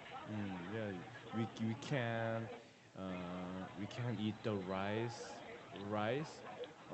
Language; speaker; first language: English; non-native, learner; Korean